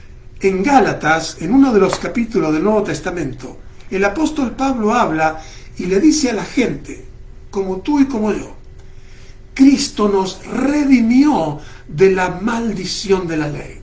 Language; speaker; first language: Spanish; native; Spanish